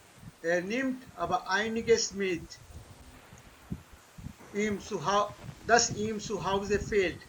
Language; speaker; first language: German; non-native, fluent; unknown